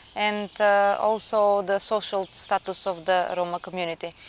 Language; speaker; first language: English; non-native, fluent; Macedonian